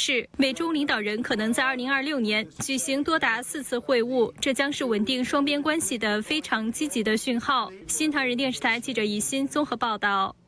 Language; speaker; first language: Chinese; native; Chinese